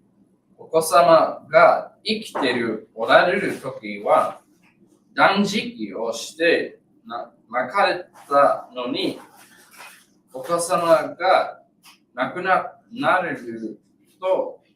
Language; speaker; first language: Japanese; non-native, learner; English